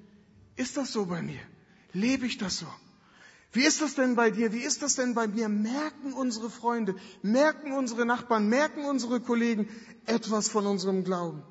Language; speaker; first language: German; native; German